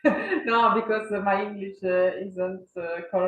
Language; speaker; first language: English; non-native, learner; Italian